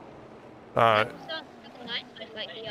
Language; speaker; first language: English; native; English